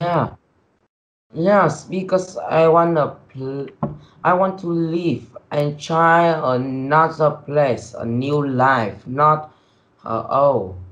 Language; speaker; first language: English; non-native, learner; Vietnamese